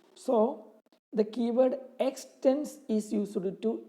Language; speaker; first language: English; non-native, local second language; Malayalam